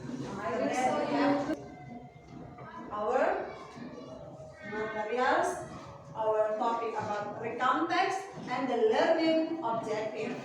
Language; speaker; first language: English; non-native, learner; Indonesian